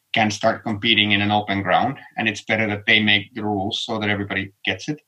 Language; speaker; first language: English; non-native, fluent; Finnish